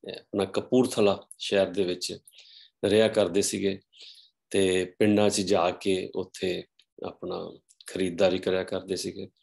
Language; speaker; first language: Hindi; non-native, local second language; Punjabi